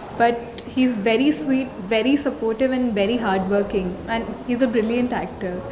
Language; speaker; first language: Telugu; non-native, learner; Tulu